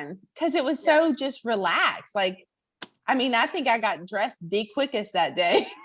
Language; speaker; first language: English; native; English